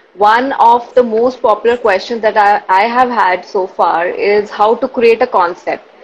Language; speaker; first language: English; non-native, local second language; Hindi